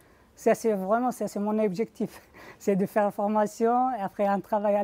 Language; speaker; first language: French; non-native, fluent; Kurdish